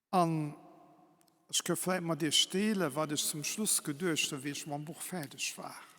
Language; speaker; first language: Luxembourgish; native; Luxembourgish